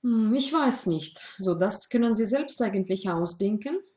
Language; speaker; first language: German; non-native, fluent; Russian